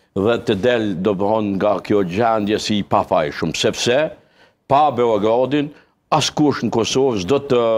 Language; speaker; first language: Albanian; native; Albanian